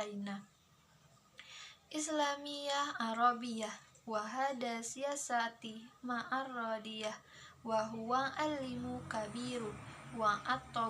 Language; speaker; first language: Arabic; non-native, learner; Indonesian